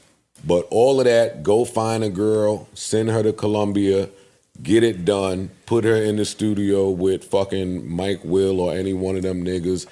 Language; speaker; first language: English; native; English